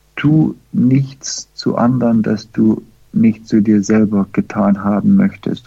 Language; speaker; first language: German; early bilingual, heritage; German